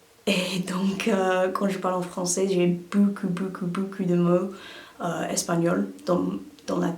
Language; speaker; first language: French; non-native, learner; English